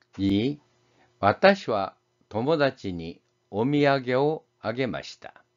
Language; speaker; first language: Japanese; non-native, fluent; Korean